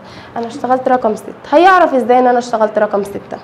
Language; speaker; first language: Arabic; native; Arabic